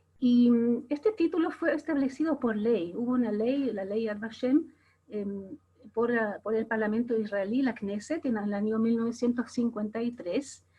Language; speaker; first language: Spanish; non-native, fluent; German